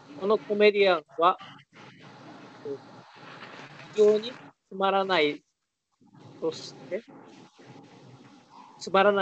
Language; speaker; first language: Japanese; non-native, learner; Spanish